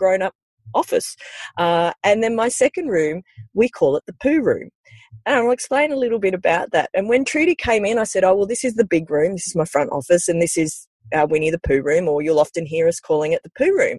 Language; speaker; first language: English; native; English